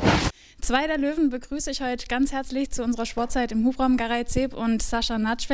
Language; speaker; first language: German; native; German